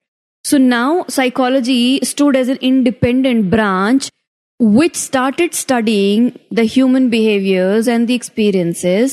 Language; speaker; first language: English; non-native, local second language; Hindi